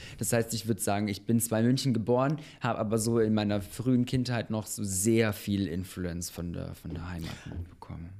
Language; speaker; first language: German; early bilingual, other home language; Bosnian